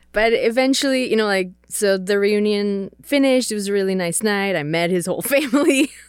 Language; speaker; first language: English; non-native, fluent; Czech